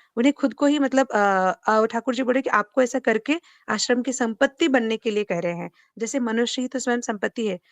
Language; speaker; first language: Hindi; non-native, local second language; Marathi